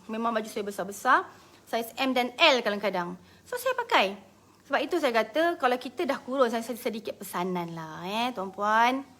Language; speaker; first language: Malay; native; Malay